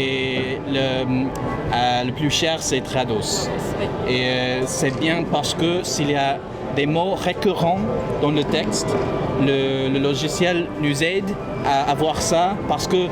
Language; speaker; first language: French; non-native, fluent; English